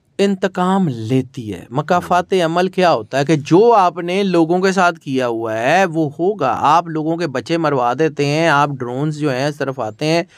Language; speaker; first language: Urdu; non-native, local second language; Punjabi